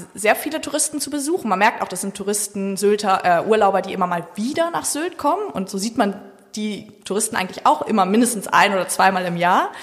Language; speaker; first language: German; native; German